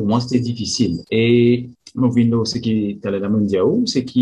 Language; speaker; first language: French; non-native, local second language; Morisyen